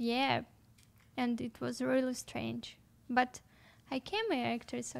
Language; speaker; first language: English; non-native, learner; Russian